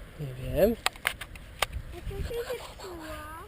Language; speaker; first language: Polish; native; Polish